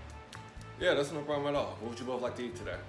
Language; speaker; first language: English; native; English